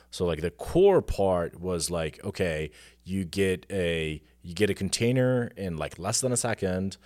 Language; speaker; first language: English; non-native, fluent; Arabic